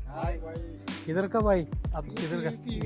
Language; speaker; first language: Hindi; non-native, local second language; Malayalam